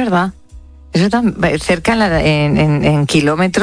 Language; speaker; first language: Spanish; native; Spanish